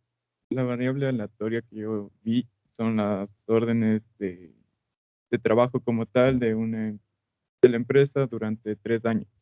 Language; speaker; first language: Spanish; native; Spanish